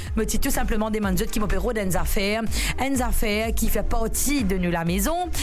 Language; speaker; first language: French; non-native, local second language; Morisyen